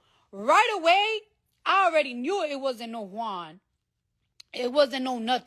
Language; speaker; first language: English; native; English